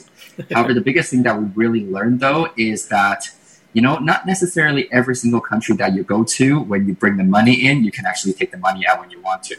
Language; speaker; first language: English; non-native, fluent; Chinese